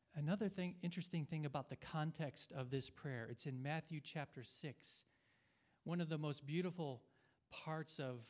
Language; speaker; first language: English; native; English